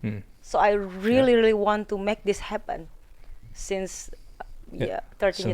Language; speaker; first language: English; non-native, fluent; Indonesian